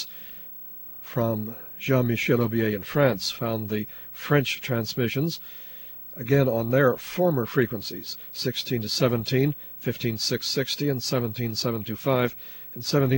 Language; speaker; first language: English; native; English